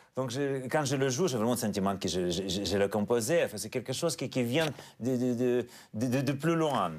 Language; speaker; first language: French; non-native, fluent; Russian